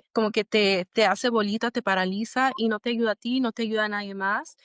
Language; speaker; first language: Spanish; early bilingual, other home language; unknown